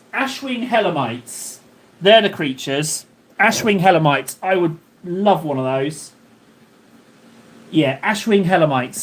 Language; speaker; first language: English; native; English